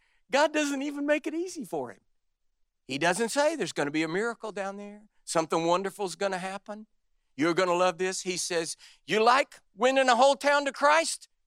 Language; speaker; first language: English; native; English